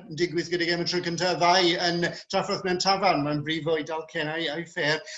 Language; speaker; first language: Welsh; non-native, fluent; English